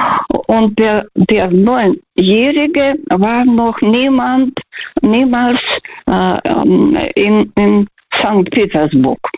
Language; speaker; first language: German; non-native, fluent; Russian